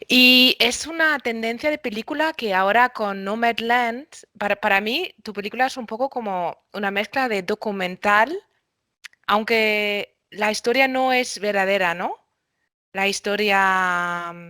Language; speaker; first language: Spanish; non-native, fluent; German